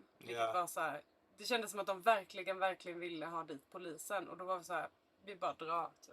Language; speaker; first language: Swedish; native; Swedish